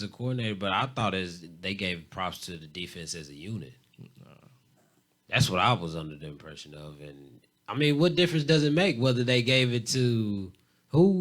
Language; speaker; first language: English; native; English